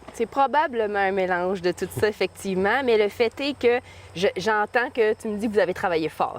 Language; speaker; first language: French; native; French